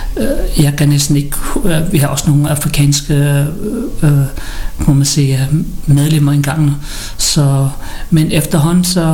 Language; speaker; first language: Danish; non-native, learner; Filipino